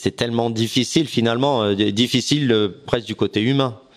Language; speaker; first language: French; native; French